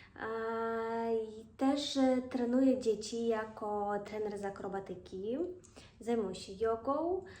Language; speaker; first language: Polish; non-native, fluent; Ukrainian